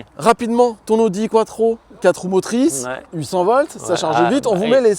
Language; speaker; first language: French; native; French